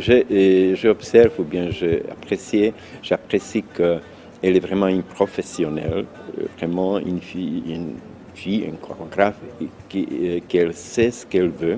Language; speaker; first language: French; non-native, fluent; Czech